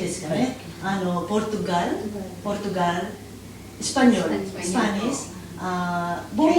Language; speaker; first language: Japanese; non-native, learner; Filipino